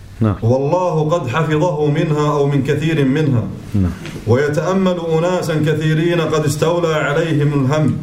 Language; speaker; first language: Arabic; native; Arabic